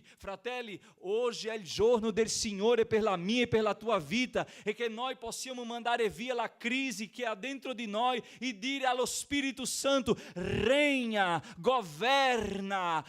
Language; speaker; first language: Italian; non-native, fluent; Portuguese